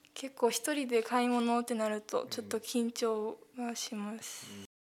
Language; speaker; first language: Japanese; early bilingual, heritage; Cantonese